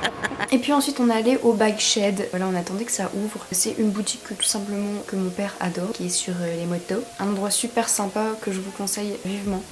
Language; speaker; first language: French; native; French